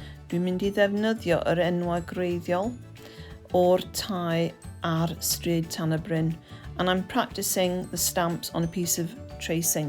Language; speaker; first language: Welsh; non-native, local second language; English